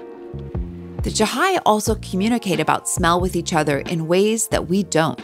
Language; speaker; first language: English; native; English